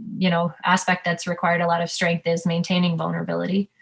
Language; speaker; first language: English; native; English